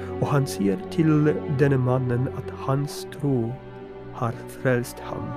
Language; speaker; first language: Norwegian; non-native, fluent; Polish